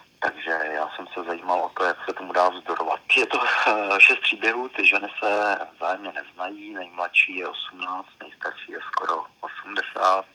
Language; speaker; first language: Czech; native; Czech